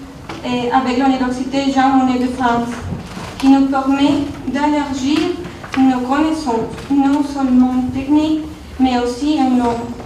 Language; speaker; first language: French; non-native, learner; Spanish